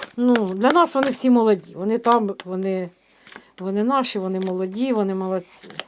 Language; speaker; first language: Ukrainian; native; Ukrainian